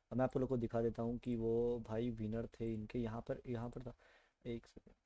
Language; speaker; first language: Hindi; native; Hindi